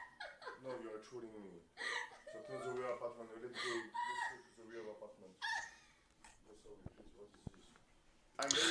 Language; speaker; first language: English; non-native, learner; French